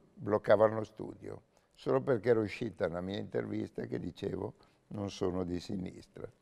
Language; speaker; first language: Italian; native; Italian